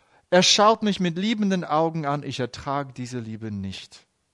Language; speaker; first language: German; native; German